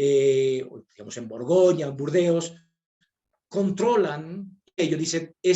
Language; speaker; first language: Spanish; native; Spanish